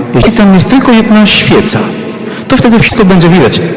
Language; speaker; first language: Polish; non-native, fluent; Italian